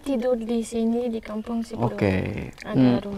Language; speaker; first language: Indonesian; non-native, learner; French